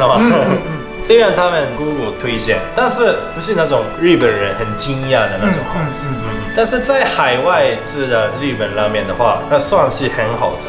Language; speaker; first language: Chinese; non-native, fluent; Japanese